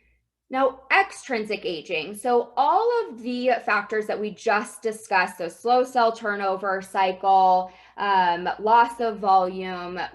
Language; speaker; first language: English; native; English